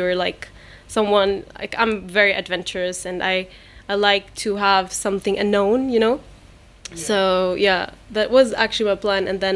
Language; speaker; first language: English; non-native, fluent; German